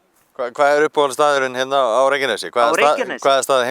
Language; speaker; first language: Icelandic; native; Icelandic